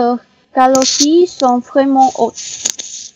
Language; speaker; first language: French; non-native, learner; Chinese